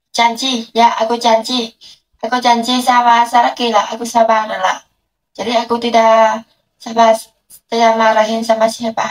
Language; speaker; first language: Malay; non-native, learner; Vietnamese